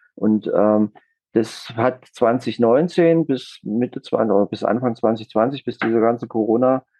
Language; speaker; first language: German; native; German